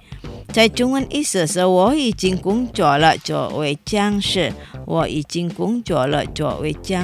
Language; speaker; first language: Chinese; non-native, learner; Indonesian